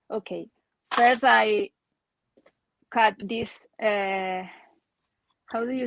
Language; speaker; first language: English; non-native, learner; Spanish